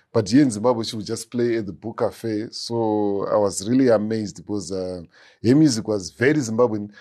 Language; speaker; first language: English; non-native, local second language; Shona